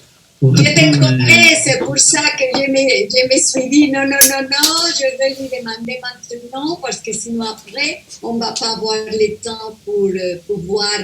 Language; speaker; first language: French; non-native, fluent; Spanish